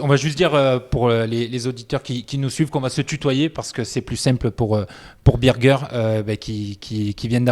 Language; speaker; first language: French; native; French